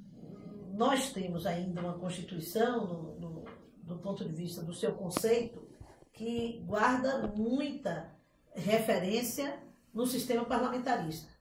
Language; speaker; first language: Portuguese; native; Portuguese